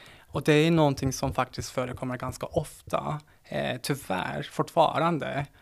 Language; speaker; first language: Swedish; non-native, fluent; Turkish